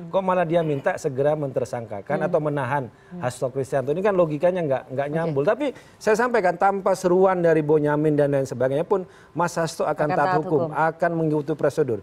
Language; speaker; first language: Indonesian; native; Indonesian